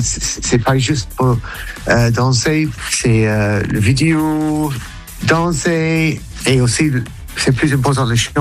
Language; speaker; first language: French; non-native, learner; English